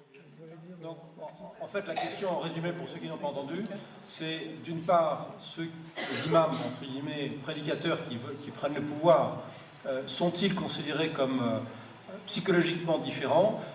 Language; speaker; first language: French; native; French